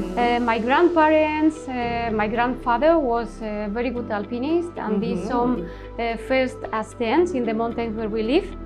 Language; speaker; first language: English; non-native, learner; Spanish